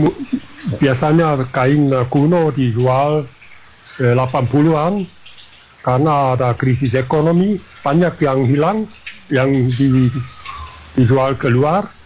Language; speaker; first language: Indonesian; non-native, fluent; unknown